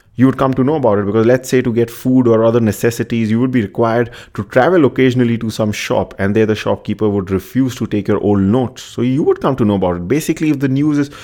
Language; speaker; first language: English; non-native, local second language; Hindi